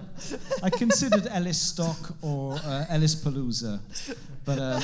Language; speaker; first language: English; non-native, local second language; Welsh